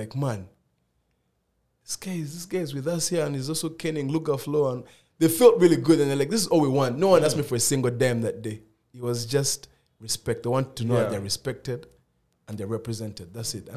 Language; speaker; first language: English; non-native, local second language; Ganda